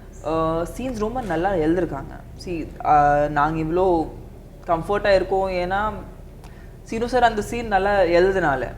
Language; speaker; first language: Tamil; non-native, fluent; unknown